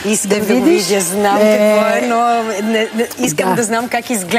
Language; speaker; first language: Bulgarian; native; Bulgarian